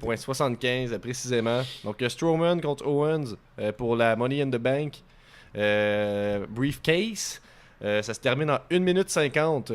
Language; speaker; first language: French; native; French